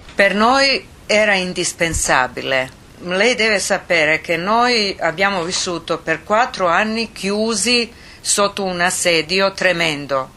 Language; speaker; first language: Italian; non-native, fluent; Croatian